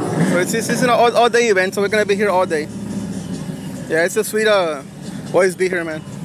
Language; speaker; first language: English; early bilingual, other home language; Spanish